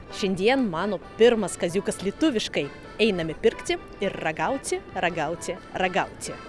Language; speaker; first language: Lithuanian; non-native, learner; Russian